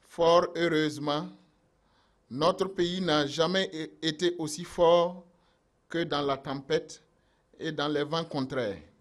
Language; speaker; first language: French; non-native, local second language; Mossi